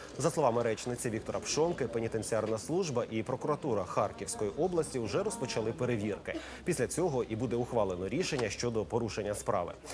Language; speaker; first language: Ukrainian; native; Ukrainian